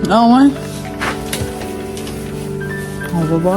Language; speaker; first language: French; native; French